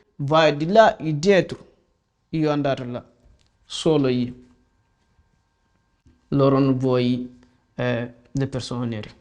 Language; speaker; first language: Italian; non-native, learner; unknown